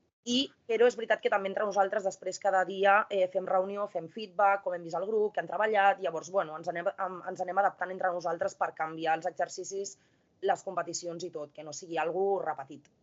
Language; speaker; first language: Catalan; native; Catalan